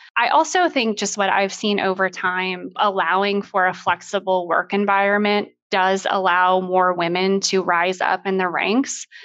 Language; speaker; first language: English; native; English